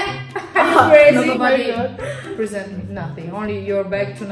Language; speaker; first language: English; non-native, fluent; Italian